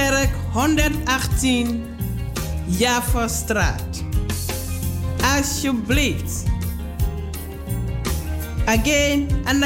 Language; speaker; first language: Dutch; non-native, fluent; Mandingo